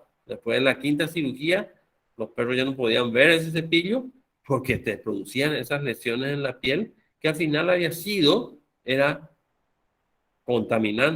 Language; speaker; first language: Spanish; native; Spanish